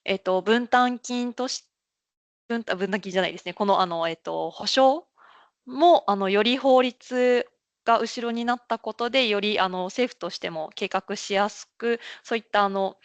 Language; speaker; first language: Japanese; native; Japanese